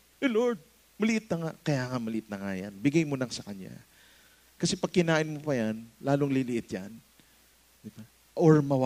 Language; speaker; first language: Filipino; native; Filipino